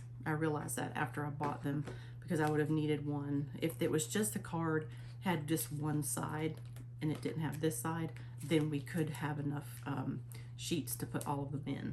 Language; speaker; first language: English; native; English